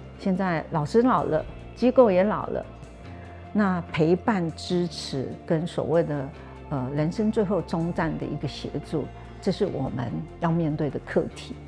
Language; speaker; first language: Chinese; non-native, local second language; Hakka Chinese